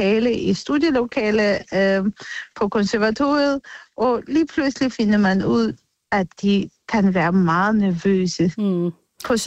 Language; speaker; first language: Danish; non-native, fluent; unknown